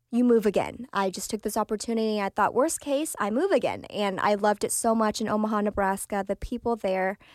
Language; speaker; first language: English; early bilingual, other home language; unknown